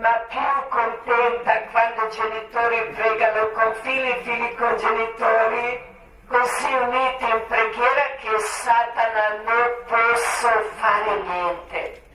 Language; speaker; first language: Italian; non-native, learner; Croatian